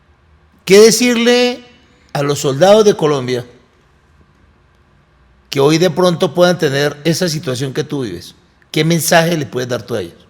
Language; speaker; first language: Spanish; native; Spanish